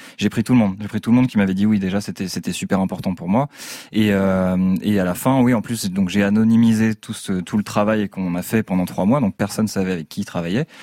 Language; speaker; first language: French; native; French